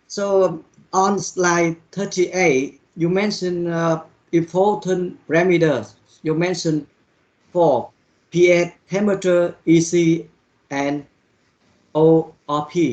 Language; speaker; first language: English; non-native, learner; Vietnamese